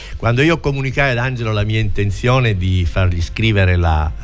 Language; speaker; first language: Italian; native; Italian